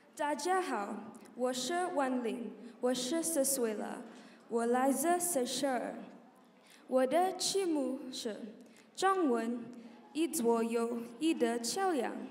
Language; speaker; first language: Chinese; non-native, learner; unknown